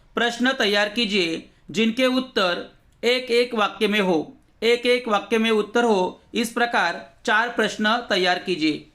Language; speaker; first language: Hindi; non-native, local second language; Marathi